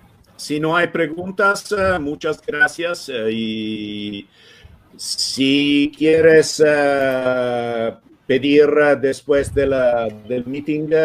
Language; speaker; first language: Spanish; non-native, fluent; Italian